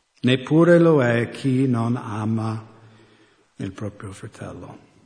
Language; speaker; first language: Italian; non-native, fluent; English